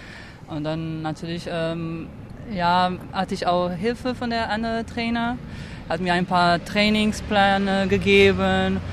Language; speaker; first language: German; non-native, fluent; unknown